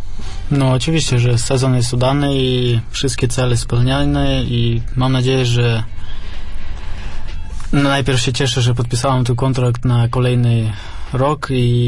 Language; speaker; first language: Polish; non-native, fluent; Russian